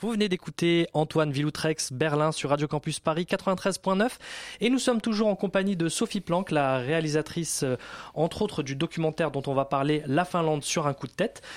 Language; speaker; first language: French; native; French